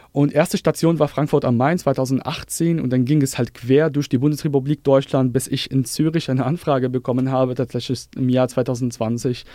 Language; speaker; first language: German; non-native, fluent; Arabic